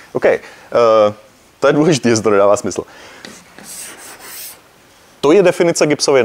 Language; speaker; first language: Czech; native; Czech